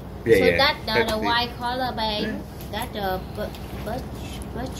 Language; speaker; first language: English; non-native, learner; Vietnamese